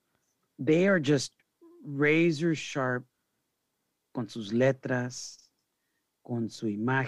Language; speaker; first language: Spanish; early bilingual, heritage; Spanish